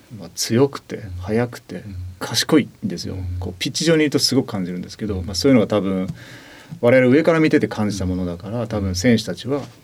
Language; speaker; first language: Japanese; native; Japanese